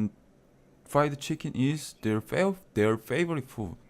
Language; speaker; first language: English; non-native, learner; Korean